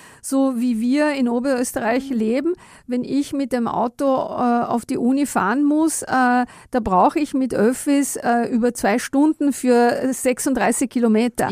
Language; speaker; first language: German; non-native, fluent; Italian